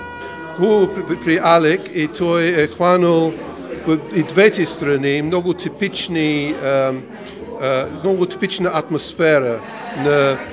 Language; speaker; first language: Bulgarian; non-native, fluent; English